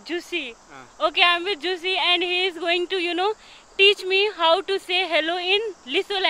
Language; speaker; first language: English; non-native, local second language; Hindi